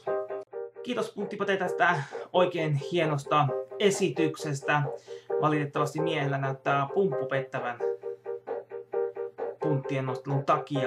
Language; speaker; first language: Finnish; native; Finnish